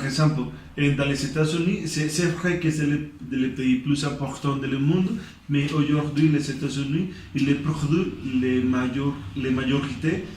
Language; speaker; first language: French; non-native, learner; Spanish